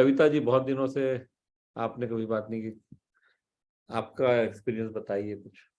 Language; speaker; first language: Hindi; native; Hindi